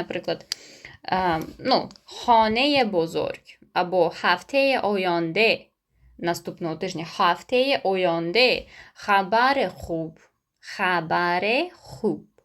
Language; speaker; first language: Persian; non-native, fluent; Ukrainian